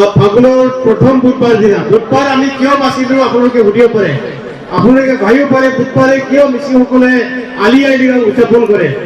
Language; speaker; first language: Assamese; non-native, local second language; Mising